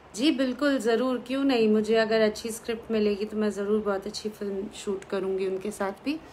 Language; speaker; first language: Hindi; native; Hindi